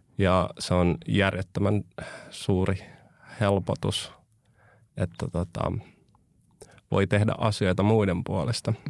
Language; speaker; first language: Finnish; early bilingual, other home language; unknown